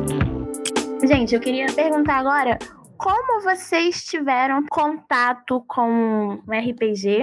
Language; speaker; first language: Portuguese; native; Portuguese